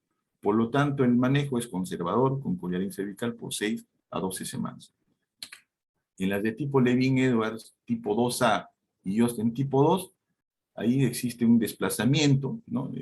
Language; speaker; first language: Spanish; native; Spanish